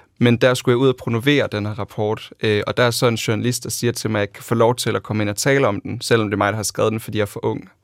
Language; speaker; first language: Danish; native; Danish